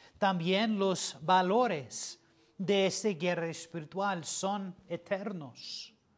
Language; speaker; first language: Spanish; non-native, fluent; English